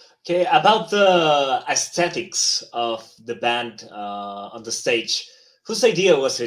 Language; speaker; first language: English; non-native, fluent; Spanish